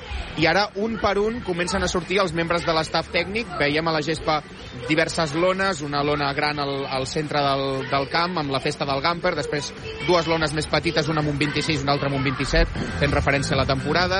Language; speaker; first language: Catalan; native; Catalan